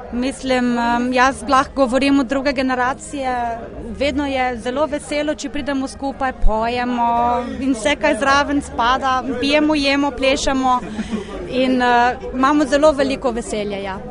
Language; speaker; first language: Slovenian; early bilingual, heritage; Slovenian